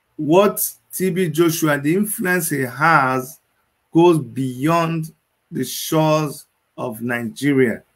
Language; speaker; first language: English; non-native, local second language; Igbo